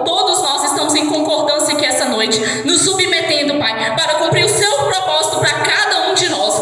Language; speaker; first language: Portuguese; native; Portuguese